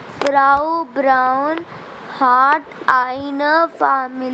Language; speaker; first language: German; non-native, learner; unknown